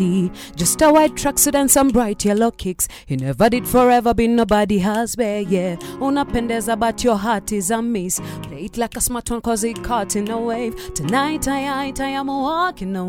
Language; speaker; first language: English; non-native, local second language; Kamba